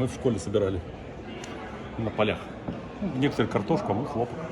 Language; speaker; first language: Russian; native; Russian